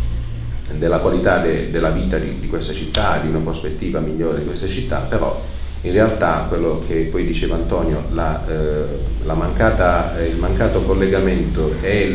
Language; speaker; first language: Italian; native; Italian